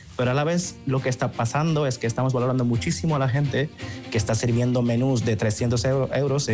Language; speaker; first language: Spanish; non-native, fluent; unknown